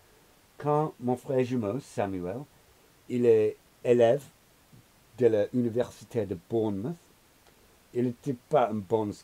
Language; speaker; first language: French; non-native, learner; English